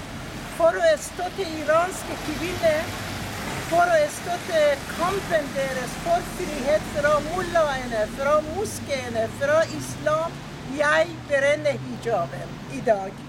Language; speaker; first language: Norwegian; non-native, fluent; Persian